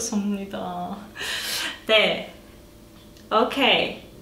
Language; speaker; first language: Korean; non-native, learner; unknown